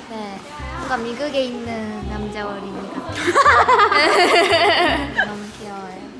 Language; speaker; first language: Korean; non-native, learner; Japanese